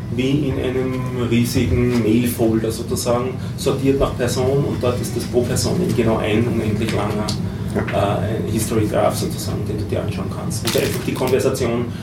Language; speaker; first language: German; native; German